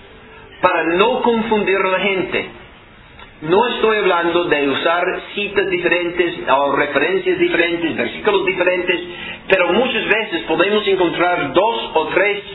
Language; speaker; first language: Spanish; non-native, fluent; English